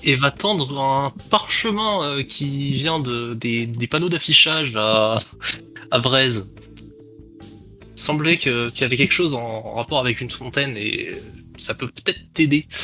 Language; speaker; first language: French; native; French